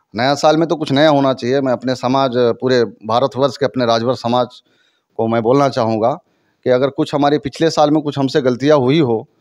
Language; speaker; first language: Hindi; native; Hindi